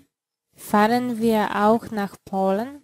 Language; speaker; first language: German; non-native, fluent; Polish